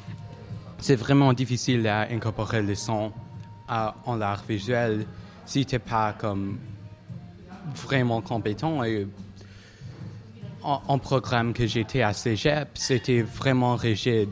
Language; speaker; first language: French; non-native, local second language; English